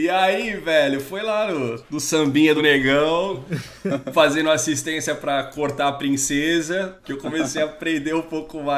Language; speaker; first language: Portuguese; native; Portuguese